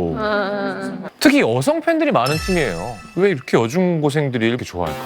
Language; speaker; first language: Korean; native; Korean